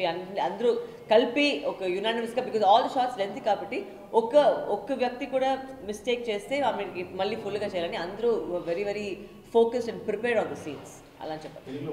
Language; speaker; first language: Telugu; non-native, learner; Tamil